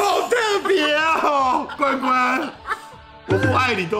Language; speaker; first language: Chinese; native; Chinese